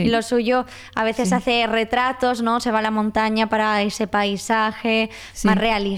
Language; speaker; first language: Spanish; non-native, local second language; Catalan